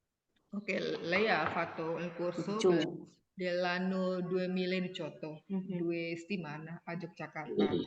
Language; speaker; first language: Italian; non-native, learner; Indonesian